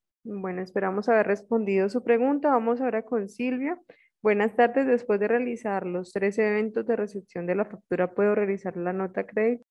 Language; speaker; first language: Spanish; native; Spanish